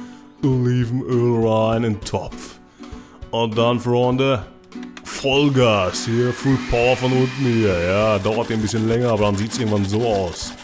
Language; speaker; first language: German; native; German